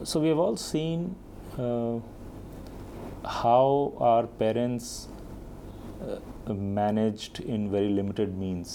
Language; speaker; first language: English; non-native, local second language; Hindi